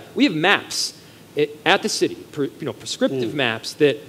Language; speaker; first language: English; native; English